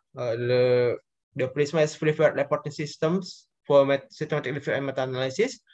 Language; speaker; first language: English; non-native, learner; Indonesian